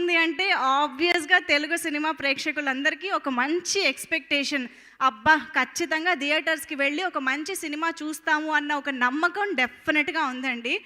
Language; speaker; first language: Telugu; native; Telugu